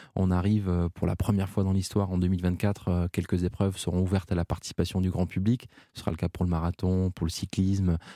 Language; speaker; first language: French; native; French